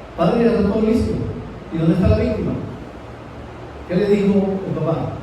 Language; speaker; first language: Spanish; native; Spanish